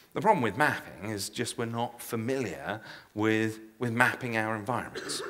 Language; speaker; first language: English; native; English